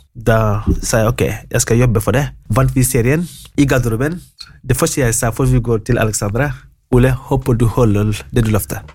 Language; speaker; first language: Norwegian; non-native, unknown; Wolof